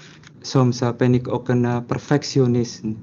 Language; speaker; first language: Dutch; non-native, learner; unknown